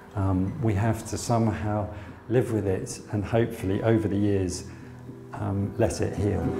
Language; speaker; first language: English; native; English